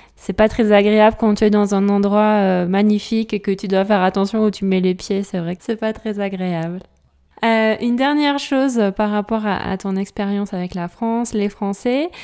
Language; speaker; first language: French; native; French